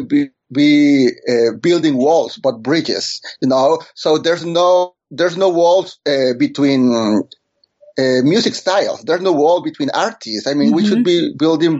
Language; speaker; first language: English; non-native, fluent; Spanish